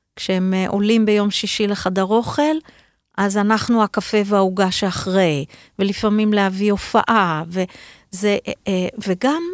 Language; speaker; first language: Hebrew; native; Hebrew